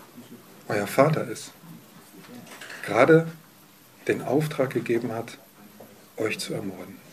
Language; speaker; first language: German; native; German